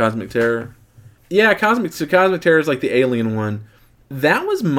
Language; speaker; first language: English; native; English